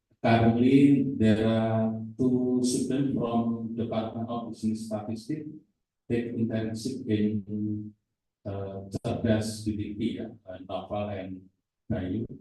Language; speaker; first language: English; non-native, fluent; Indonesian